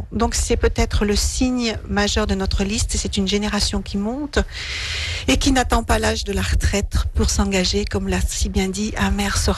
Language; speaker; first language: French; native; French